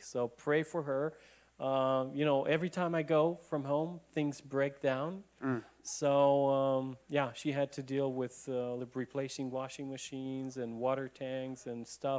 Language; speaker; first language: English; non-native, fluent; Romanian